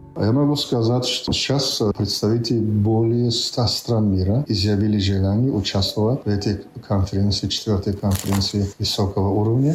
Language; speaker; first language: Russian; non-native, local second language; Tajik